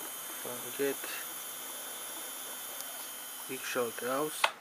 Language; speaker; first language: German; non-native, learner; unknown